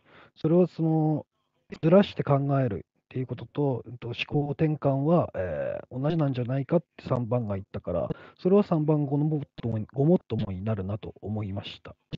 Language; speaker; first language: Japanese; native; Japanese